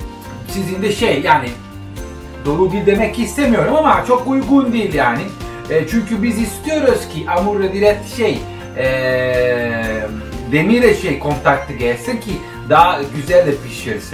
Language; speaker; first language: Turkish; non-native, fluent; Italian